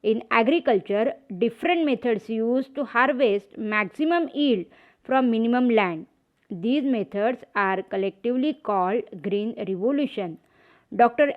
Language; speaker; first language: English; non-native, local second language; Marathi